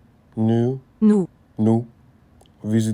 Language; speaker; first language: French; non-native, learner; English